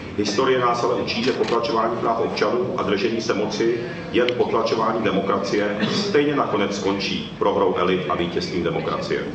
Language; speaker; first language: Czech; early bilingual, other home language; Japanese